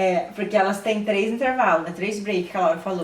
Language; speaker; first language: Portuguese; native; Portuguese